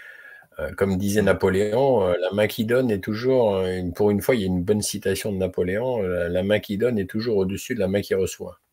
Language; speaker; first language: French; native; French